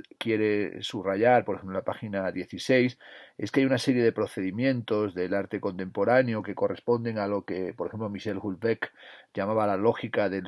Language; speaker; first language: Spanish; native; Spanish